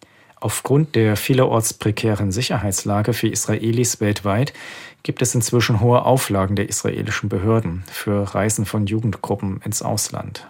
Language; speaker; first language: German; native; German